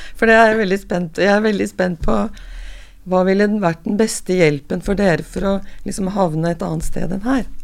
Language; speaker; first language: Norwegian; native; Norwegian